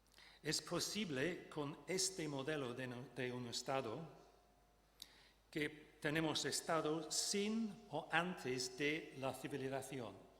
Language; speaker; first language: Spanish; non-native, fluent; English